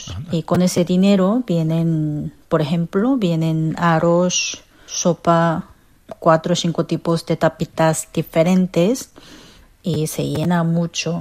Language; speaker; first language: Spanish; non-native, learner; Korean